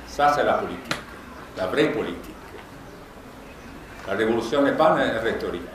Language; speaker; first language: French; non-native, fluent; Italian